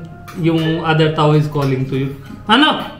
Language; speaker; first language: Filipino; non-native, learner; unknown